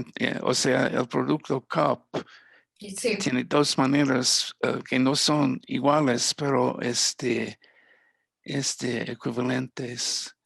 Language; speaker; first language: Spanish; non-native, fluent; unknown